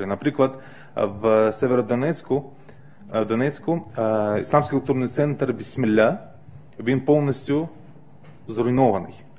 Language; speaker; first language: Ukrainian; non-native, fluent; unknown